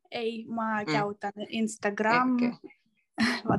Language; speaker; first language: Finnish; non-native, learner; Russian